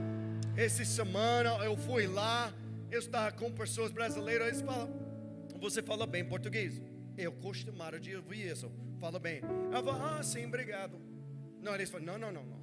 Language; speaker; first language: Portuguese; non-native, learner; English